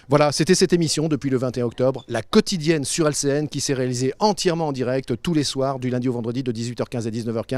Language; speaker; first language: French; native; French